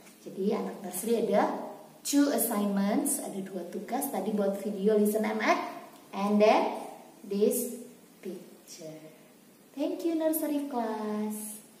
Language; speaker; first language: English; non-native, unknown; Indonesian